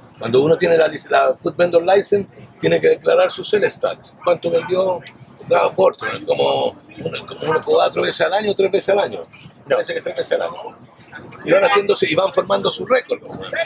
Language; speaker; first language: Spanish; native; Spanish